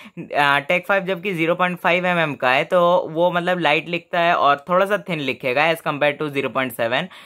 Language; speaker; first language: Hindi; native; Hindi